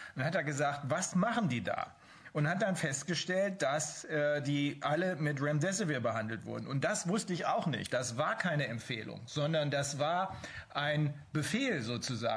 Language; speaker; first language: German; native; German